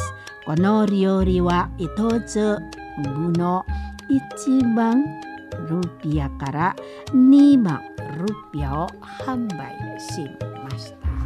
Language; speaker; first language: Japanese; non-native, learner; Indonesian